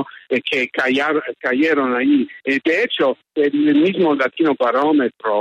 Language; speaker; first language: Spanish; early bilingual, heritage; English